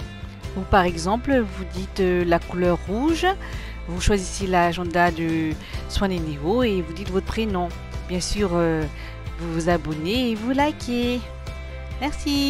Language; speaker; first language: French; native; French